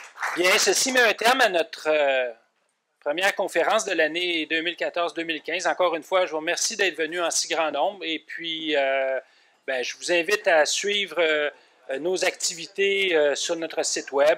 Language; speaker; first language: French; native; French